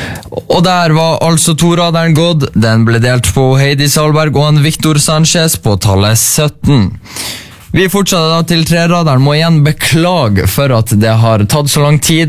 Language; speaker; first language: Norwegian; native; Norwegian